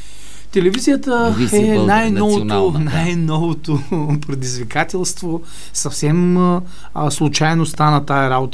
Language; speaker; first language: Bulgarian; native; Bulgarian